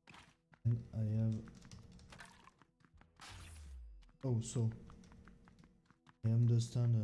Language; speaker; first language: English; non-native, learner; French